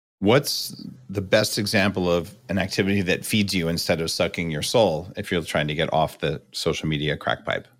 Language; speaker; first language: English; native; English